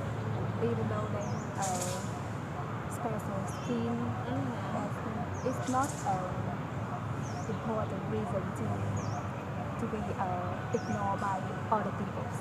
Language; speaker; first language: English; non-native, learner; Vietnamese